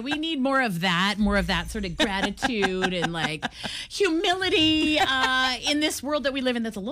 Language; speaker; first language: English; native; English